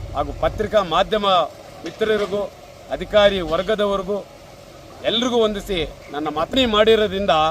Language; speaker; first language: Kannada; native; Kannada